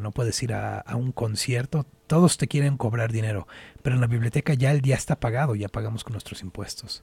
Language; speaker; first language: Spanish; native; Spanish